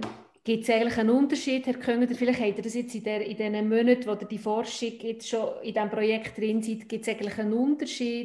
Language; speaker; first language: German; native; German